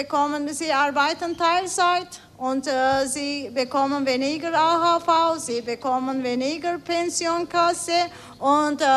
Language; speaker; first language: German; non-native, learner; Turkish